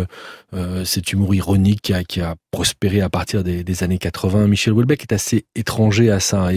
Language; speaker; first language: French; native; French